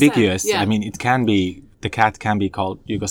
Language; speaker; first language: English; non-native, fluent; Finnish